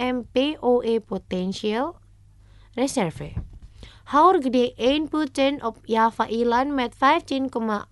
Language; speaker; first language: Dutch; non-native, learner; Indonesian